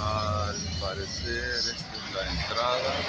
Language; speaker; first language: Spanish; native; Spanish